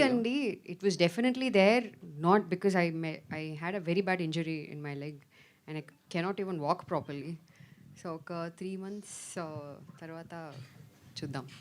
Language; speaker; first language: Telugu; non-native, fluent; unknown